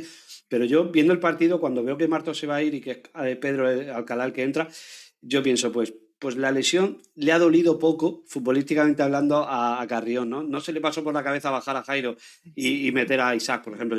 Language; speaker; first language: Spanish; native; Spanish